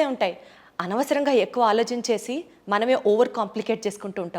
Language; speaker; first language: Telugu; native; Telugu